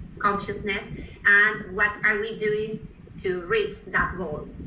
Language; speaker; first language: English; non-native, fluent; Spanish